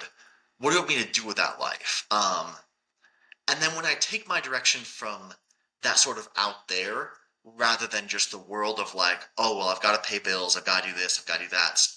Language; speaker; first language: English; native; English